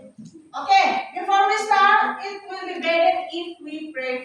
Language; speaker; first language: English; non-native, fluent; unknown